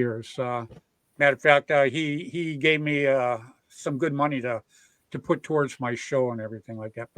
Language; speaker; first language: English; native; English